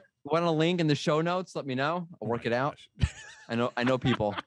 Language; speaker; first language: English; native; English